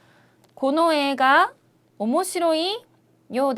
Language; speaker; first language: Japanese; non-native, fluent; Korean